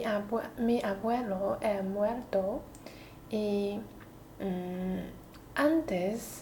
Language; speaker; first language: Spanish; non-native, learner; Chinese